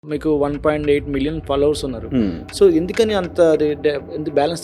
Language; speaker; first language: Telugu; native; Telugu